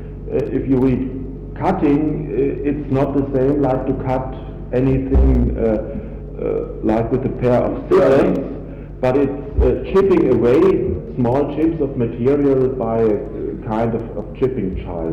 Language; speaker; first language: English; non-native, fluent; German